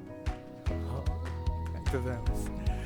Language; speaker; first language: Japanese; native; Japanese